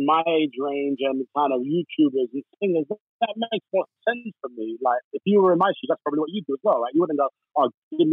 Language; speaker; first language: English; native; English